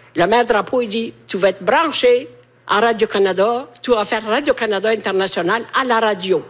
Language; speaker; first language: French; non-native, fluent; Italian